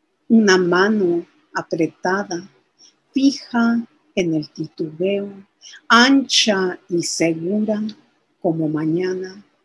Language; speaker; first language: Spanish; early bilingual, heritage; Spanish